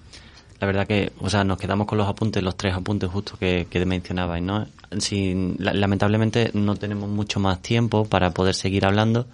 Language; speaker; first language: Spanish; native; Spanish